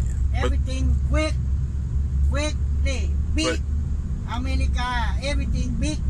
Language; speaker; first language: English; non-native, learner; Thai